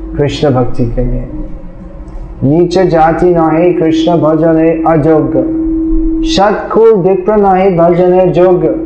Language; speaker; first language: Hindi; non-native, fluent; English